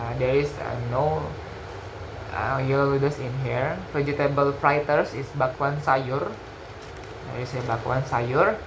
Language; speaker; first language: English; non-native, learner; Indonesian